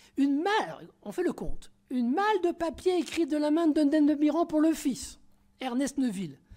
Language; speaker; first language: French; native; French